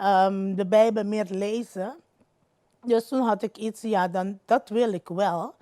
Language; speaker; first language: Dutch; non-native, local second language; Papiamento